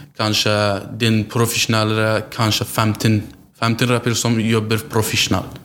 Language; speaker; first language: Norwegian; non-native, learner; Central Kurdish